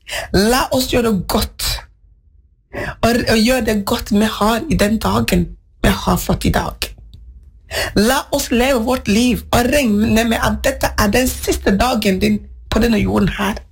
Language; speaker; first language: Norwegian; non-native, fluent; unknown